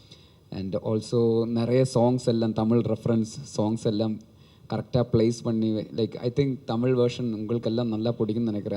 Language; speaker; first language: Tamil; non-native, learner; Malayalam